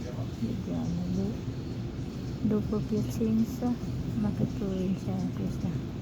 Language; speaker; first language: Italian; non-native, fluent; Filipino